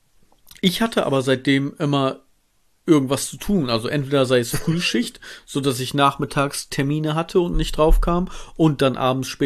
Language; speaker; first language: German; native; German